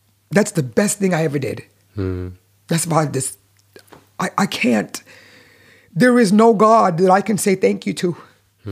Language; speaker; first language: English; native; English